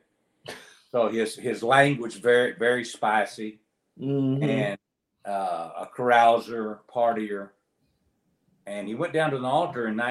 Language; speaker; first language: English; native; English